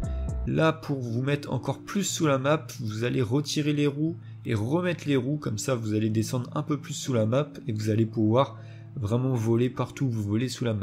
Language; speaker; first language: French; native; French